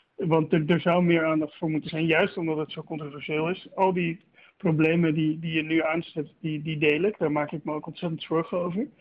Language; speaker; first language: Dutch; native; Dutch